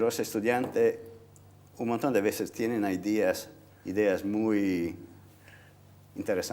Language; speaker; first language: Spanish; non-native, fluent; Italian